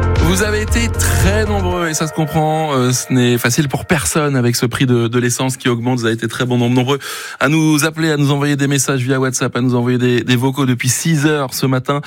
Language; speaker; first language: French; native; French